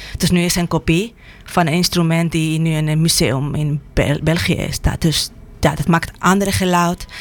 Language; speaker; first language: Dutch; non-native, fluent; Spanish